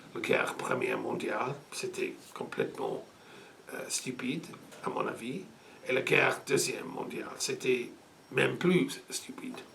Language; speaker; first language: French; non-native, fluent; English